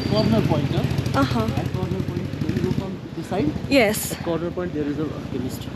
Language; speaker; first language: English; non-native, local second language; Hindi